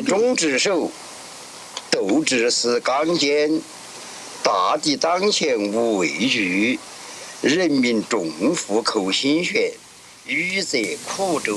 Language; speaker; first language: Chinese; native; Chinese